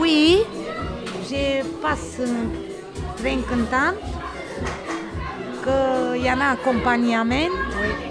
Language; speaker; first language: French; non-native, learner; Romanian